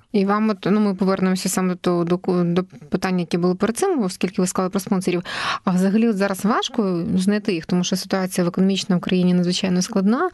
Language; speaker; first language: Ukrainian; native; Ukrainian